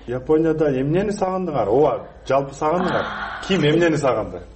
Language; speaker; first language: Kyrgyz; native; Kyrgyz